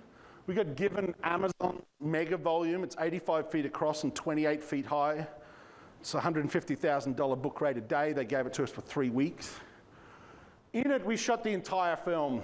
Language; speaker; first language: English; native; English